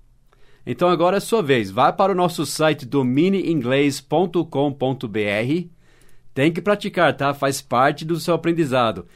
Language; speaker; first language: Portuguese; non-native, fluent; English